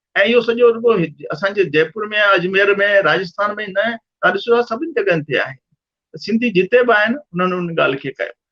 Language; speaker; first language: Sindhi; early bilingual, heritage; Sindhi